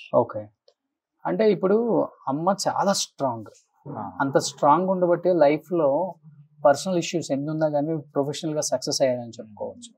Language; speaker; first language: Telugu; native; Telugu